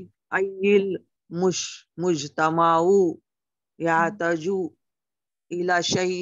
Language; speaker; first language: Arabic; non-native, learner; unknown